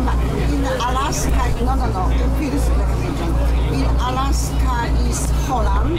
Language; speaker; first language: English; non-native, learner; Polish